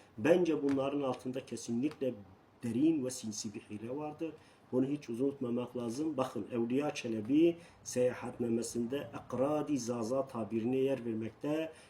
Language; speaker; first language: Turkish; non-native, local second language; Kurdish